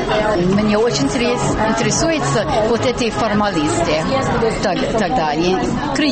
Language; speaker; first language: Russian; non-native, fluent; English